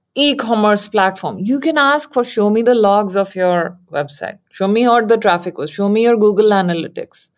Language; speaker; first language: English; non-native, local second language; Hindi